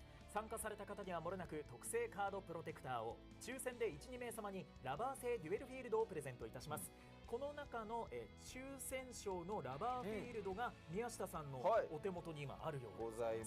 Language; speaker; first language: Japanese; native; Japanese